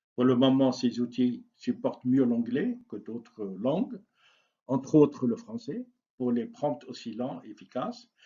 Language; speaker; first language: French; non-native, local second language; Arabic